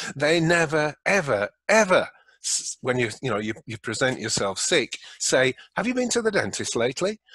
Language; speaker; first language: English; native; English